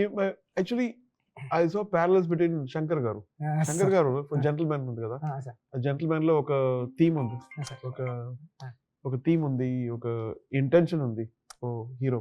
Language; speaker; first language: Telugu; non-native, learner; Tamil